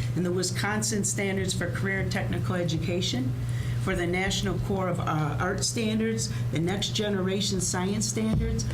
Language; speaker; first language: English; native; English